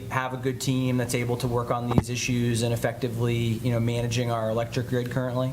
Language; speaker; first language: English; native; English